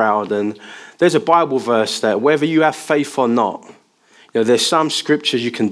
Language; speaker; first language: English; native; English